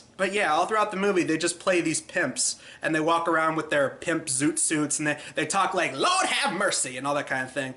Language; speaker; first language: English; native; English